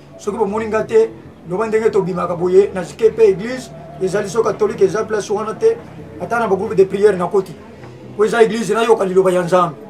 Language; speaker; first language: Lingala; native; Lingala